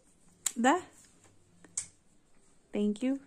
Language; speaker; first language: English; non-native, fluent; Filipino